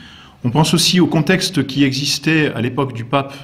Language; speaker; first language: French; native; French